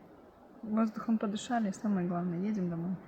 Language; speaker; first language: Russian; native; Russian